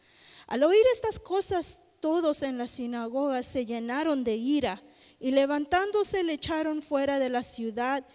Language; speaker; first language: Spanish; native; Spanish